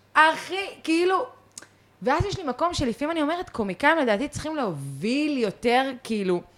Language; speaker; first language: Hebrew; early bilingual, other home language; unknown